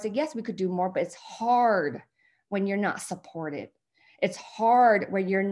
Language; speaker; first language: English; early bilingual, other home language; Vietnamese